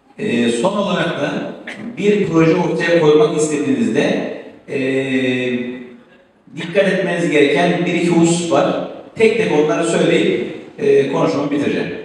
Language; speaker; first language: Turkish; native; Turkish